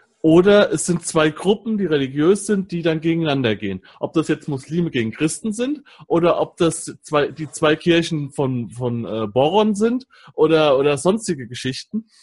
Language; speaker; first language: German; native; German